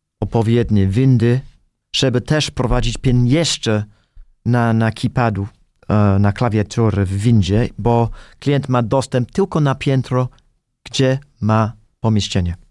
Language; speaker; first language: Polish; non-native, fluent; English